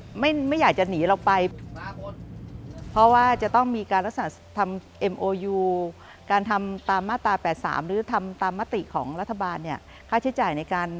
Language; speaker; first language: Thai; native; Thai